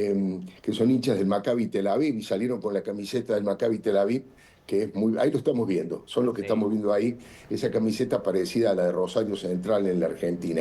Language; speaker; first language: Spanish; native; Spanish